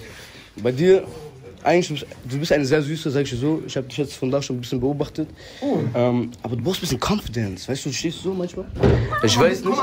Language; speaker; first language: German; native; German